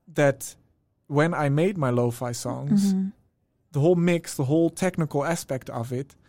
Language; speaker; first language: English; non-native, fluent; Dutch